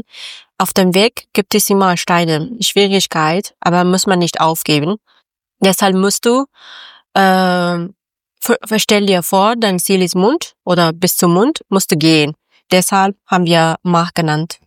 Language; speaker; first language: German; non-native, learner; Persian